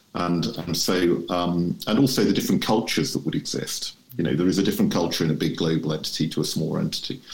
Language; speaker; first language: English; native; English